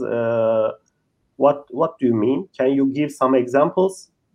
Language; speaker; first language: English; non-native, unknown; Turkish